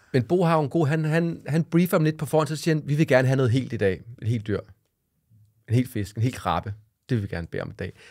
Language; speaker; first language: Danish; native; Danish